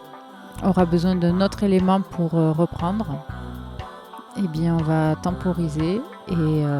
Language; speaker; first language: French; native; French